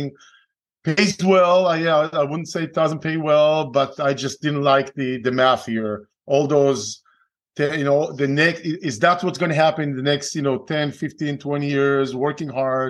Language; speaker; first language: English; non-native, fluent; Hebrew